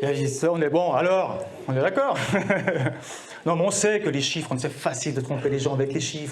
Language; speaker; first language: French; native; French